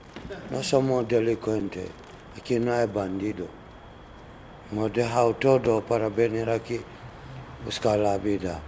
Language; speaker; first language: Spanish; non-native, learner; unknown